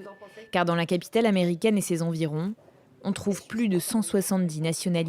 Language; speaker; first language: French; native; French